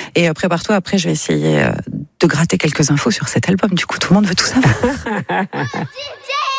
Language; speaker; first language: French; native; French